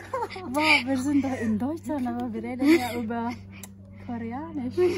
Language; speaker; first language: German; non-native, learner; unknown